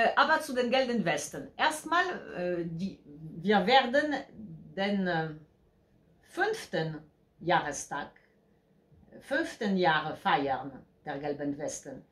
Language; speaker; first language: German; non-native, fluent; Polish